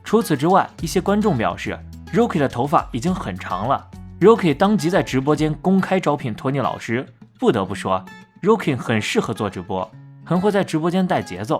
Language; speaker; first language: Chinese; native; Chinese